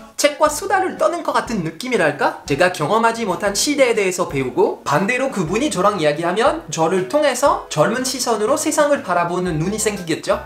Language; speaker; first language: Korean; non-native, fluent; French